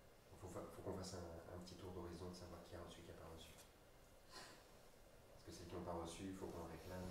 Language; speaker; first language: French; native; French